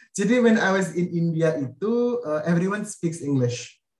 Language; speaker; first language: English; non-native, fluent; Indonesian